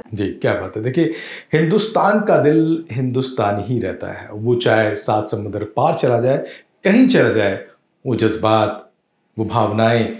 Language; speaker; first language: Hindi; native; Hindi